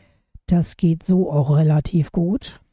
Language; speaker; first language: German; native; German